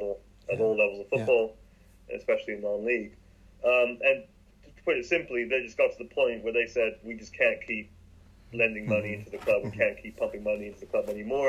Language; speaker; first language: English; native; English